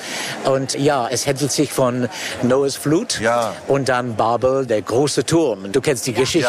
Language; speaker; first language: German; non-native, fluent; English